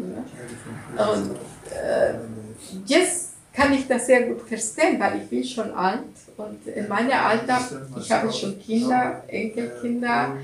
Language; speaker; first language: German; non-native, learner; Russian